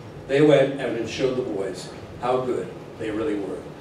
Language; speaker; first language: English; native; English